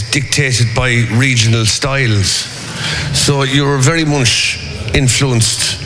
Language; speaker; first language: English; native; English